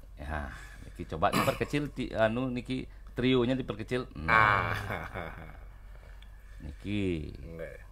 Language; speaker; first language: Indonesian; non-native, local second language; Balinese